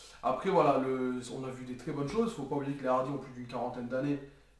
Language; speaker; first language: French; native; French